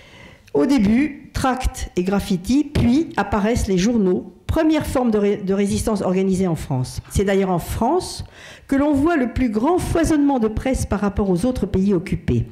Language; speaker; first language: French; native; French